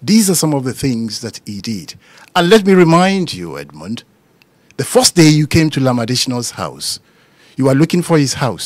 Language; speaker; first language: English; non-native, local second language; Yoruba